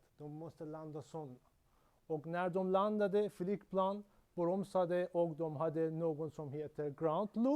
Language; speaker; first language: Swedish; non-native, learner; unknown